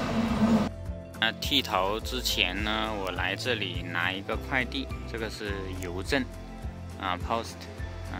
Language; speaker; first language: Chinese; native; Chinese